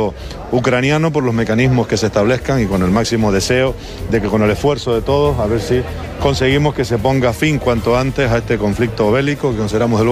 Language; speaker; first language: Spanish; native; Spanish